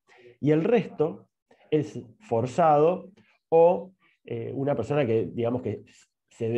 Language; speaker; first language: Spanish; native; Spanish